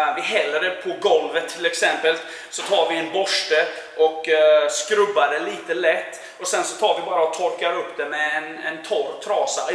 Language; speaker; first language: Swedish; native; Swedish